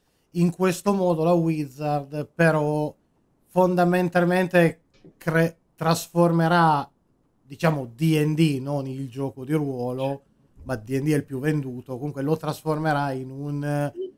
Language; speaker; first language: Italian; native; Italian